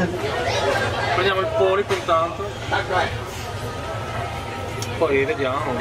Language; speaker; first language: Italian; native; Italian